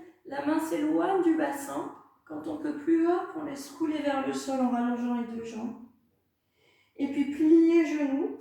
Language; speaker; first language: French; native; French